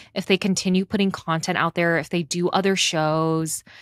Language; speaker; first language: English; native; English